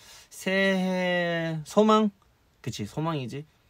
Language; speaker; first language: Korean; early bilingual, heritage; Korean